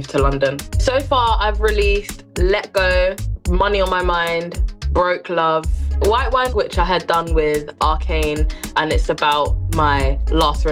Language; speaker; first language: English; non-native, local second language; French